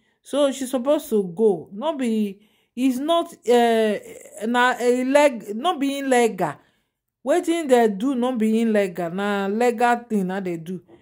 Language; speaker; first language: Nigerian Pidgin; non-native, local second language; Yoruba